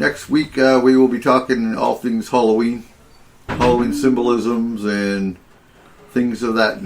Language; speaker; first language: English; native; English